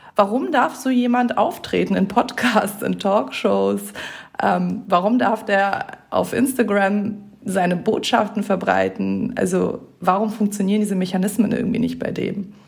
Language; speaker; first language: German; early bilingual, other home language; Persian